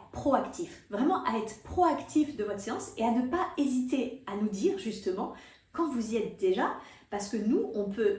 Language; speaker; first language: French; native; French